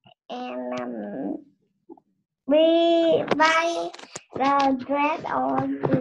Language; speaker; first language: English; non-native, learner; Vietnamese